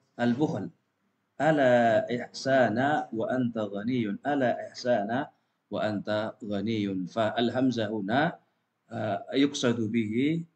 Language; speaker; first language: Arabic; non-native, fluent; Indonesian